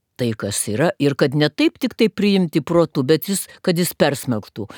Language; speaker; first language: Lithuanian; native; Lithuanian